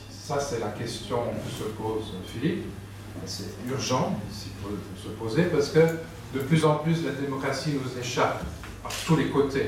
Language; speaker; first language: French; native; French